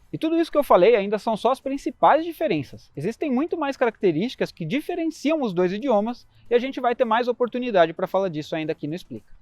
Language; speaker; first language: Portuguese; native; Portuguese